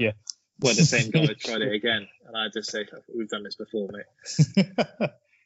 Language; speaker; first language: English; native; English